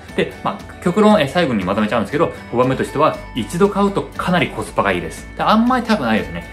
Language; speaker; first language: Japanese; early bilingual, heritage; Japanese